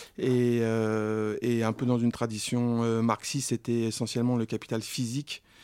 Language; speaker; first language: French; native; French